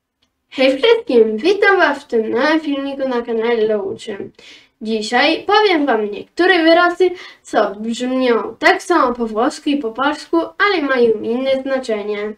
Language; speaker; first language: Polish; early bilingual, heritage; Polish